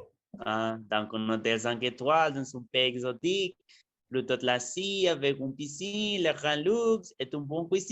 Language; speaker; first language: French; non-native, learner; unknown